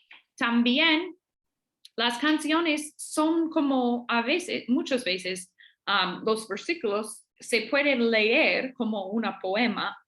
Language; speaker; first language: Spanish; non-native, fluent; English